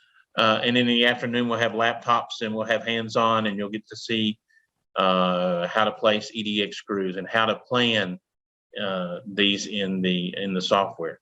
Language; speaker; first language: English; native; English